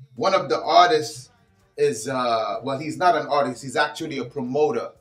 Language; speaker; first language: English; native; English